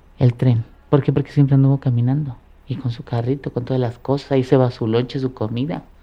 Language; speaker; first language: Spanish; native; Spanish